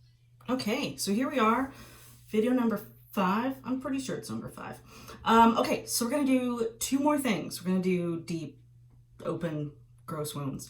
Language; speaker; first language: English; native; English